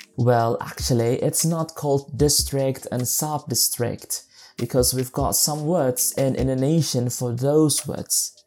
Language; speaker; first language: English; non-native, fluent; Indonesian